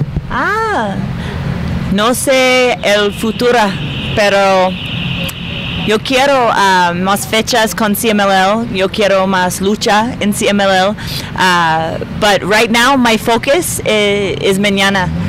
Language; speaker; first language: Spanish; non-native, learner; English